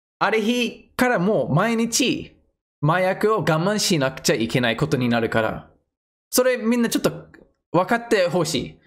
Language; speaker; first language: Japanese; non-native, fluent; English